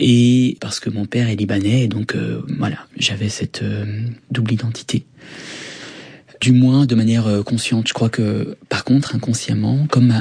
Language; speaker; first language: French; native; French